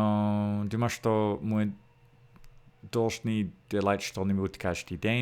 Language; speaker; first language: Russian; non-native, learner; English